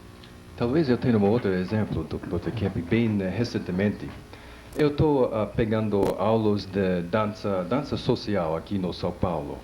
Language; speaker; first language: Portuguese; non-native, fluent; English